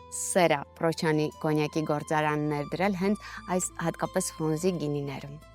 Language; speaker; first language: Armenian; native; Armenian